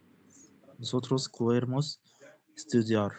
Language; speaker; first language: Spanish; non-native, learner; Arabic